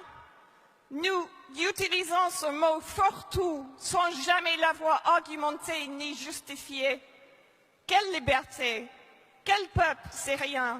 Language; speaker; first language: French; non-native, fluent; English